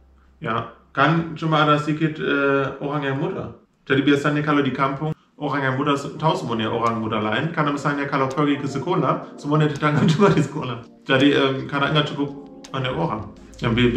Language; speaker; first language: Indonesian; non-native, fluent; German